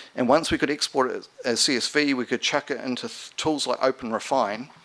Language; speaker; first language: English; native; English